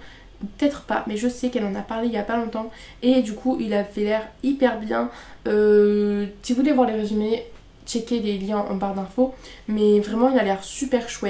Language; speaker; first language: French; native; French